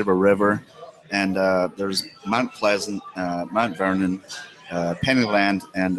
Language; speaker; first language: English; native; English